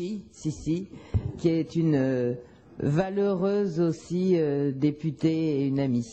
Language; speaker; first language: French; native; French